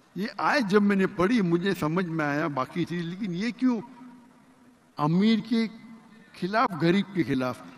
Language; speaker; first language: Urdu; non-native, local second language; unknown